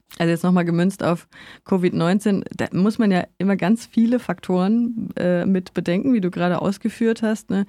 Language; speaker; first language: German; native; German